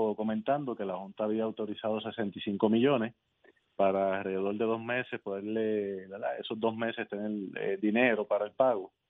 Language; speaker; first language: Spanish; native; Spanish